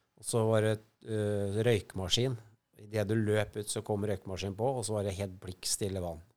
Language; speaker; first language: Norwegian; native; Norwegian